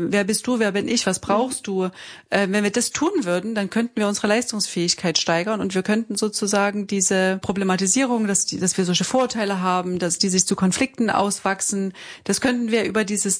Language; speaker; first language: German; native; German